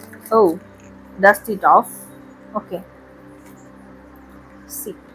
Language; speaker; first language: English; non-native, local second language; Tamil